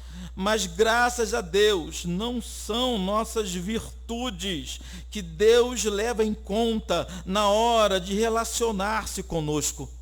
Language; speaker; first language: Portuguese; native; Portuguese